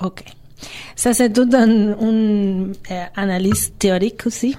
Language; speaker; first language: French; non-native, fluent; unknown